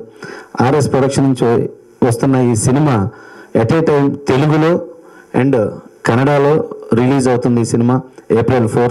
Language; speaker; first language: Telugu; native; Telugu